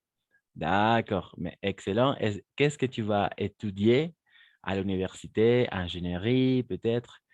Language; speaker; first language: French; non-native, fluent; Spanish